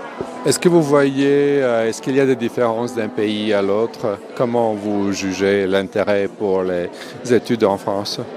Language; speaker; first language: French; non-native, fluent; Serbian